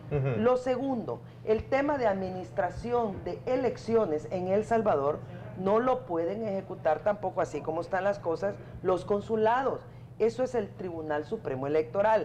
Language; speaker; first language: Spanish; native; Spanish